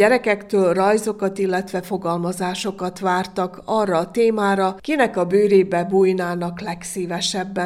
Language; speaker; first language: Hungarian; native; Hungarian